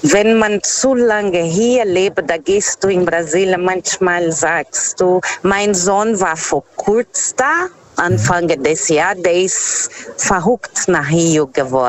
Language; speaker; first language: German; non-native, fluent; Portuguese